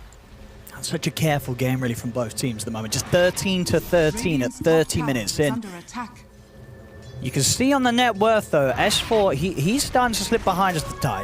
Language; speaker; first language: English; native; English